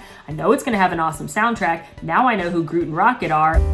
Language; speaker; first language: English; native; English